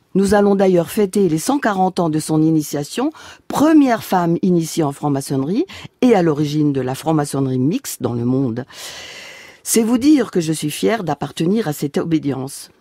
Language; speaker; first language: French; native; French